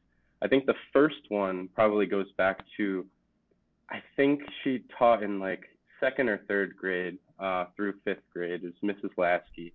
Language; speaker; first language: English; native; English